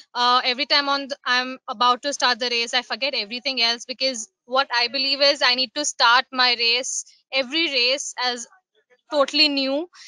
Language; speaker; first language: English; non-native, local second language; Gujarati